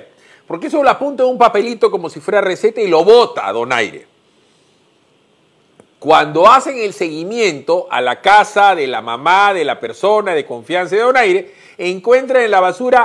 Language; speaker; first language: Spanish; native; Spanish